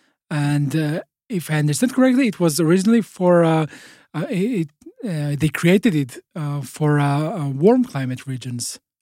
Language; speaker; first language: English; non-native, fluent; Hebrew